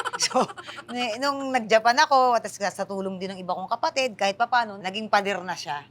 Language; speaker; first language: Filipino; native; Filipino